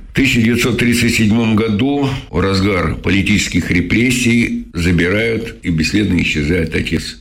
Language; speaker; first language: Russian; native; Russian